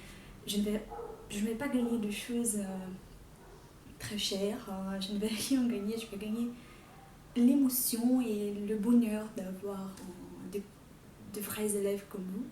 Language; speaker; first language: French; non-native, fluent; Portuguese